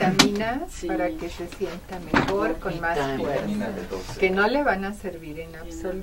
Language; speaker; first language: Spanish; native; Spanish